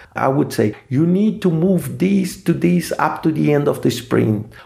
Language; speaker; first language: English; non-native, fluent; Portuguese